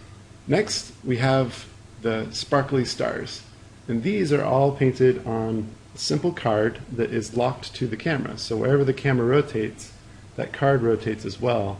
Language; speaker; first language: English; native; English